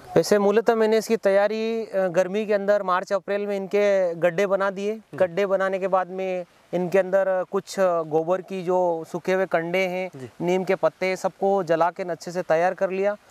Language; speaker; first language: Hindi; native; Hindi